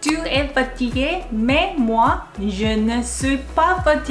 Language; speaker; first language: French; non-native, learner; Korean